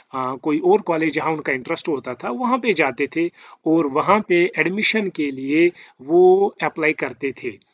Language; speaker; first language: Hindi; native; Hindi